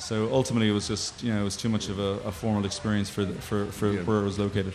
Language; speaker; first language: English; native; English